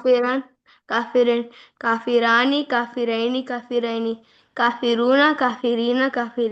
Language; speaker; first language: Arabic; non-native, learner; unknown